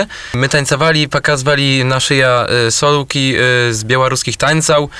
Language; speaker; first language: Polish; non-native, local second language; Belarusian